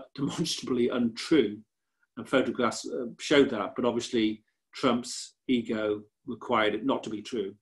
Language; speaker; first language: English; native; English